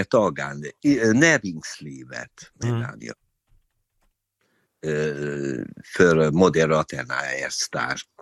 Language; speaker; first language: Swedish; non-native, learner; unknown